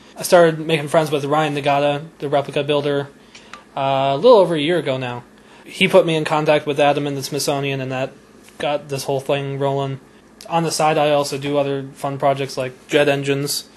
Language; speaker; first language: English; native; English